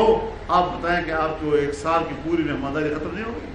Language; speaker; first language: Urdu; non-native, local second language; Pashto